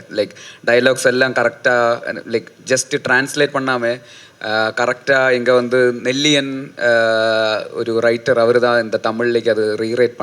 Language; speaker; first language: Tamil; non-native, learner; Malayalam